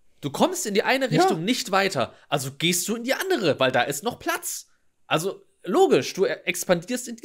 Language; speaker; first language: German; native; German